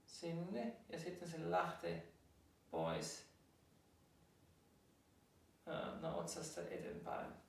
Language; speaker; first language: Finnish; non-native, learner; German